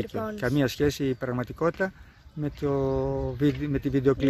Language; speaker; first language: Greek; native; Greek